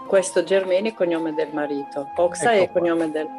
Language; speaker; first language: Italian; non-native, fluent; Albanian